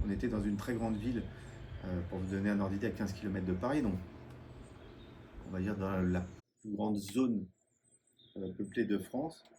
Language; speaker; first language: French; native; French